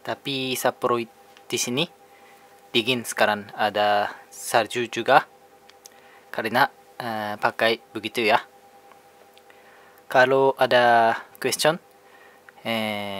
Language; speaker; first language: Indonesian; non-native, fluent; Japanese